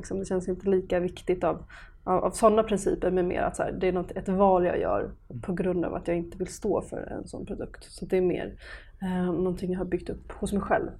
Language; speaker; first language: Swedish; early bilingual, other home language; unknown